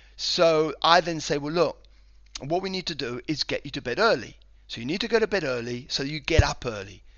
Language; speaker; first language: English; non-native, fluent; Spanish